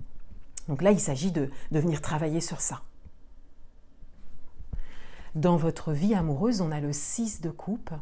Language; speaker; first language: French; native; French